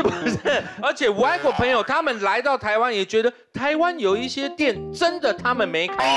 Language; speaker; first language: Chinese; native; Chinese